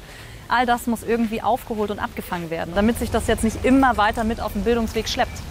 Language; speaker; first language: German; native; German